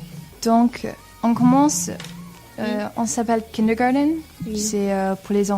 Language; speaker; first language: French; non-native, fluent; English